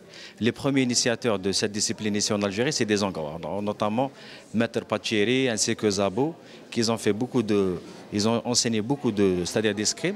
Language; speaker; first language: French; non-native, local second language; Arabic